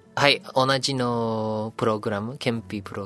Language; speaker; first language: Japanese; non-native, learner; English